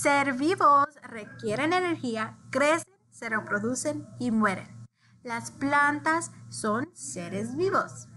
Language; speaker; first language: Spanish; early bilingual, heritage; English